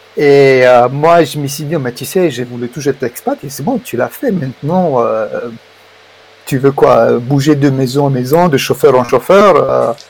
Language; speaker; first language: French; non-native, fluent; Romanian